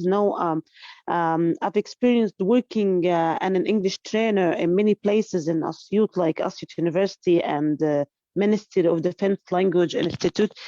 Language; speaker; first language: English; non-native, fluent; Arabic